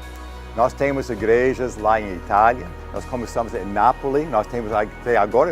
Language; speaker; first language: Portuguese; non-native, learner; English